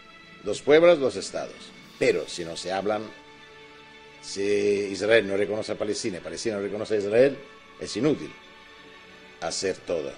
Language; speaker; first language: Spanish; non-native, fluent; Italian